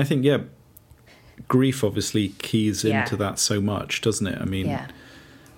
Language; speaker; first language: English; native; English